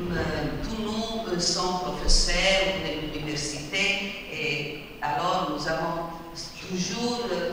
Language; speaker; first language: French; non-native, fluent; Italian